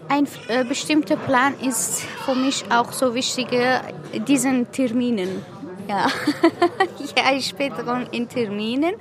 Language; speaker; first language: German; non-native, learner; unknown